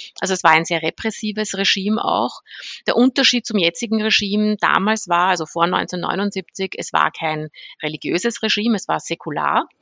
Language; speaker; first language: German; early bilingual, other home language; Persian